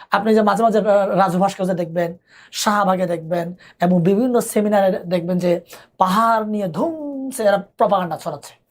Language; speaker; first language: Bangla; non-native, local second language; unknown